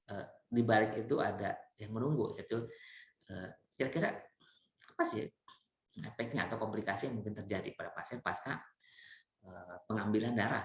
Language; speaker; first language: Indonesian; native; Indonesian